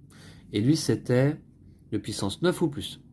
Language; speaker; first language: French; native; French